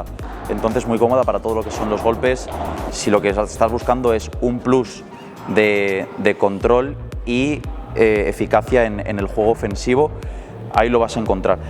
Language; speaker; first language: Spanish; native; Spanish